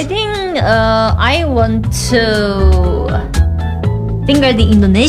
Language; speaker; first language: English; non-native, learner; Korean